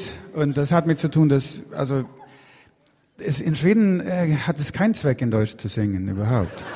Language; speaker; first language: German; non-native, learner; Swedish